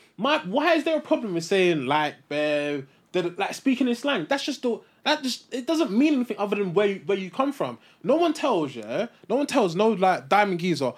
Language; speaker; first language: English; native; English